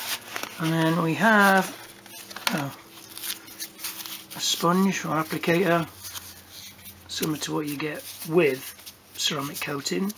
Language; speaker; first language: English; native; English